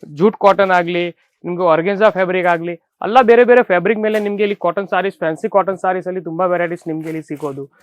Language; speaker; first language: Kannada; non-native, fluent; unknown